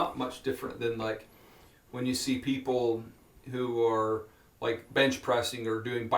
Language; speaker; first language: English; native; English